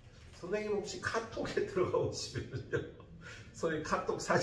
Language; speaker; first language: Korean; native; Korean